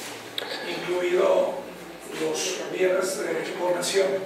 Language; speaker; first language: Spanish; native; Spanish